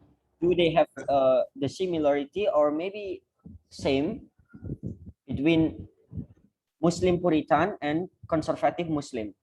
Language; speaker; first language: English; non-native, learner; Indonesian